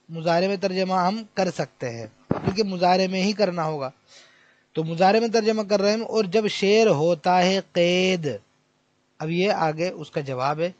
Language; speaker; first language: Urdu; native; Urdu